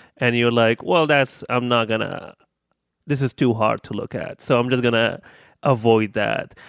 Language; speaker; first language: English; non-native, fluent; Arabic